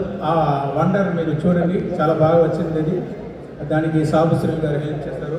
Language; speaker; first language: Telugu; non-native, local second language; Tamil